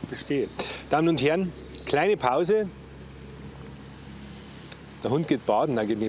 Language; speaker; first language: German; native; German